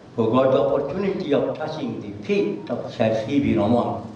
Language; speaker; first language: English; non-native, local second language; Bangla